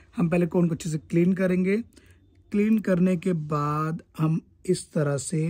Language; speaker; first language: Hindi; native; Hindi